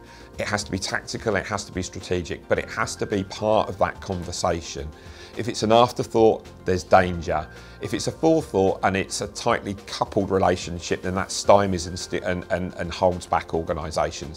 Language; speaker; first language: English; native; English